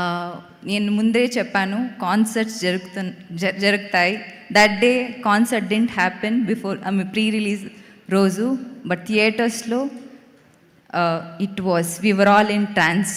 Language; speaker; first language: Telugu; non-native, learner; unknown